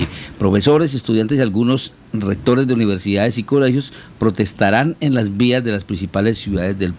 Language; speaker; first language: Spanish; native; Spanish